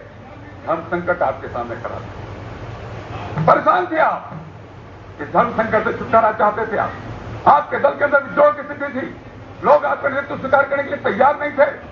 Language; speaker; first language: Hindi; native; Hindi